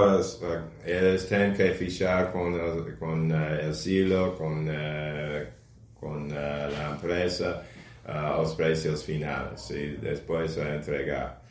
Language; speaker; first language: Portuguese; non-native, fluent; English